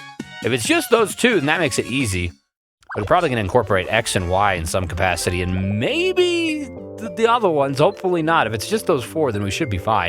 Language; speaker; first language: English; native; English